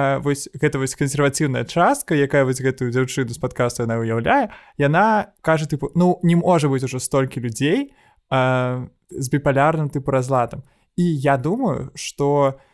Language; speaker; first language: Belarusian; native; Belarusian